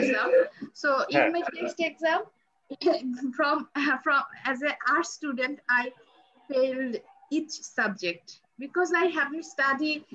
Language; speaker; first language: English; non-native, learner; Bangla